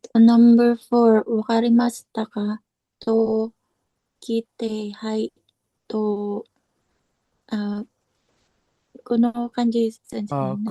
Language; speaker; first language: Japanese; non-native, learner; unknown